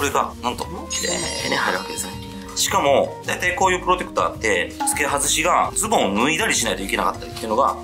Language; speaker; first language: Japanese; native; Japanese